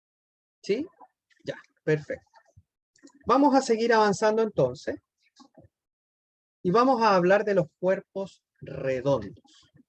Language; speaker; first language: Spanish; native; Spanish